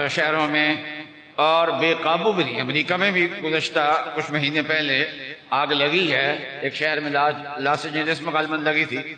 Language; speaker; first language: Urdu; native; Urdu